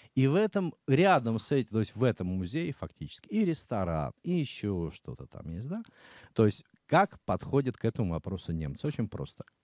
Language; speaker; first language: Russian; native; Russian